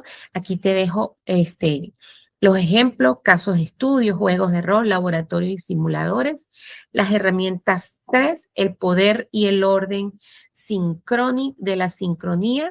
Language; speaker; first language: Spanish; native; Spanish